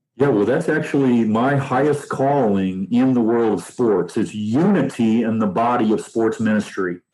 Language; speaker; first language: English; native; English